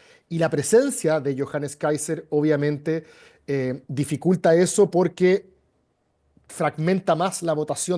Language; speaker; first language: Spanish; native; Spanish